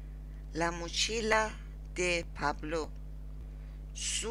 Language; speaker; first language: Spanish; non-native, learner; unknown